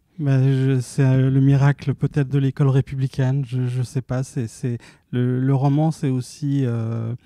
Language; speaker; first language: French; early bilingual, other home language; Arabic